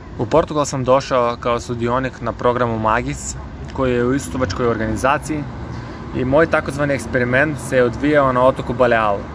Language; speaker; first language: Croatian; early bilingual, heritage; Croatian